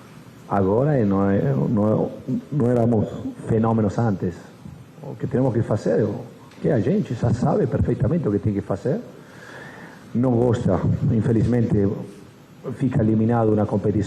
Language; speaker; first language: Portuguese; non-native, fluent; Spanish